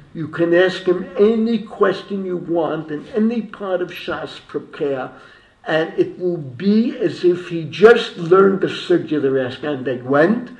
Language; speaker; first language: English; native; English